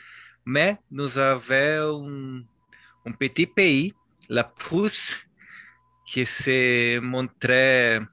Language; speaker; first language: French; non-native, learner; Portuguese